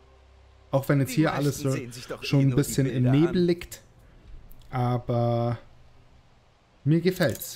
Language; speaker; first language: German; native; German